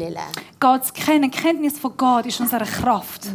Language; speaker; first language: German; non-native, learner; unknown